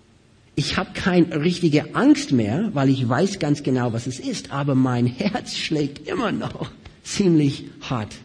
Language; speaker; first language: German; non-native, fluent; English